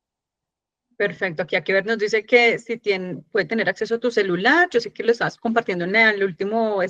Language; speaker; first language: Spanish; native; Spanish